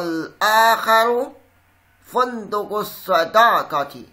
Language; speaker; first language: Arabic; non-native, fluent; Chinese